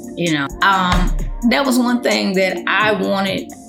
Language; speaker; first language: English; native; English